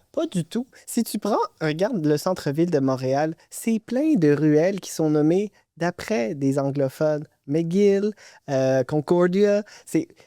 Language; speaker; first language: French; non-native, local second language; Arabic